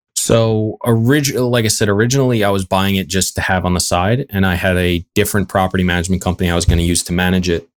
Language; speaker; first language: English; native; English